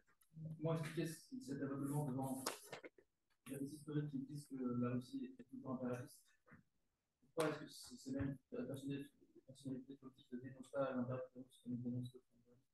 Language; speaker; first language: French; native; French